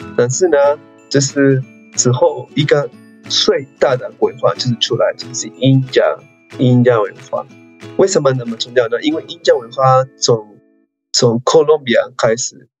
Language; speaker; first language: Chinese; non-native, fluent; Spanish